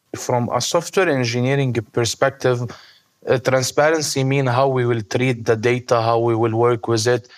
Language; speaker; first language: English; non-native, fluent; Arabic